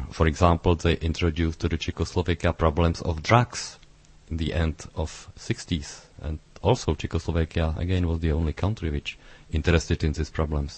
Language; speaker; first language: English; non-native, fluent; Czech